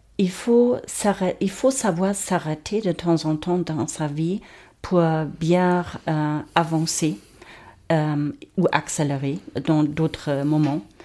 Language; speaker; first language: French; non-native, fluent; German